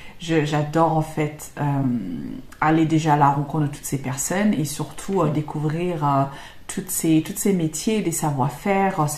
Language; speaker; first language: French; non-native, fluent; English